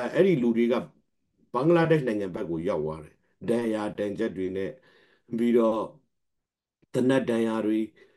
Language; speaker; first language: Burmese; non-native, local second language; Rohingya